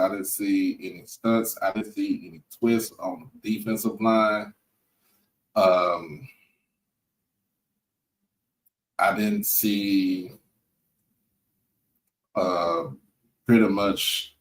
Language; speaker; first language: English; native; English